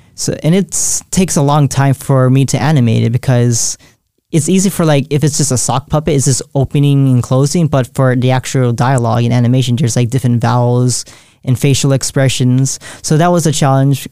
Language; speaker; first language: English; native; English